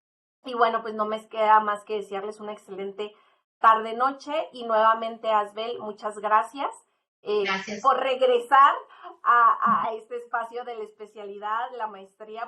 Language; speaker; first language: Spanish; native; Spanish